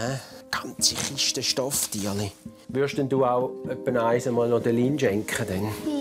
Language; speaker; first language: German; native; German